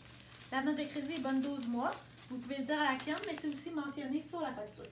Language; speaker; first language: French; native; French